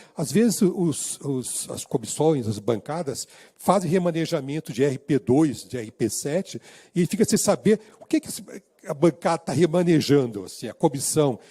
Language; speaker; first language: Portuguese; native; Portuguese